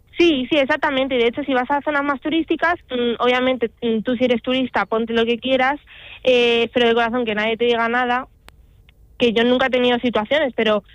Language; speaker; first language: Spanish; early bilingual, other home language; Arabic